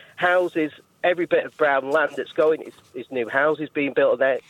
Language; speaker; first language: English; native; English